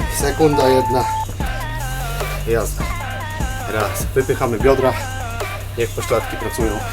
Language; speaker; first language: Polish; native; Polish